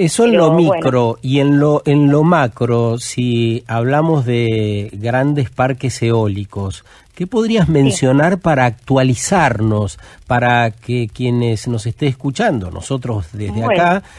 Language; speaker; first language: Spanish; native; Spanish